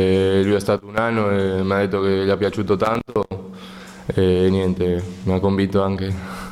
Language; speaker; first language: Italian; non-native, learner; Spanish